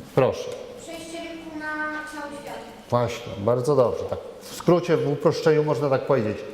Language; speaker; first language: Polish; native; Polish